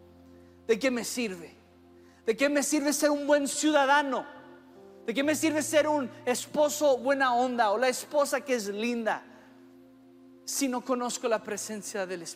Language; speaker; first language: Spanish; early bilingual, other home language; English